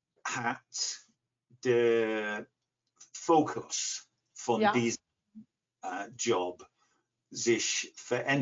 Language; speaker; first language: German; non-native, fluent; English